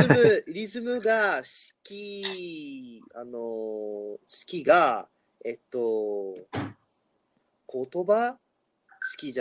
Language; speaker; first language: Japanese; non-native, learner; Spanish